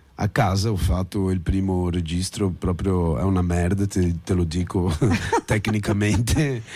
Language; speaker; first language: Italian; non-native, fluent; Portuguese